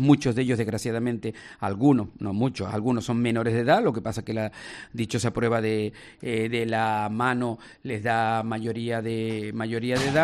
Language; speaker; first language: Spanish; native; Spanish